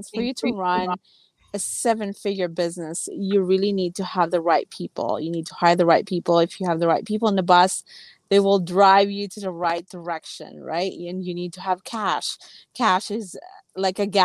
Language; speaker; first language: English; non-native, local second language; Cebuano